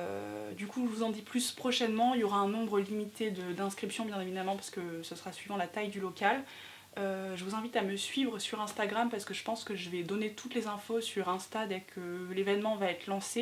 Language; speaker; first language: French; native; French